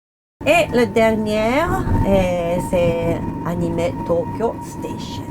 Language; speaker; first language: French; non-native, learner; Japanese